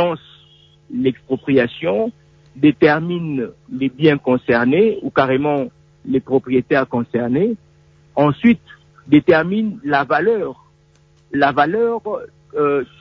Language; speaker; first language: French; non-native, local second language; Lingala